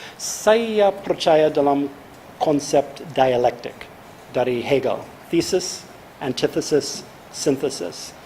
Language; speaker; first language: Indonesian; non-native, fluent; English